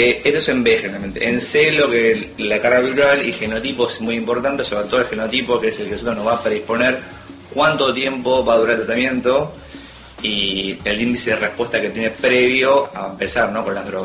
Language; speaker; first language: Spanish; native; Spanish